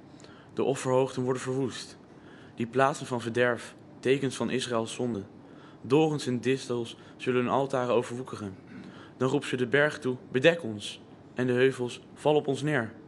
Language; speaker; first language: Dutch; native; Dutch